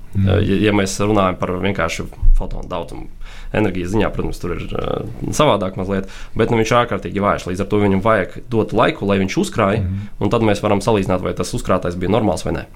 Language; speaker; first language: Latvian; non-native, local second language; Russian